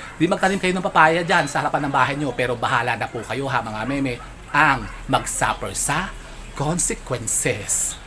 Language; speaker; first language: Filipino; native; Filipino